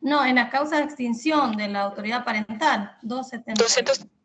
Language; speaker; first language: Spanish; native; Spanish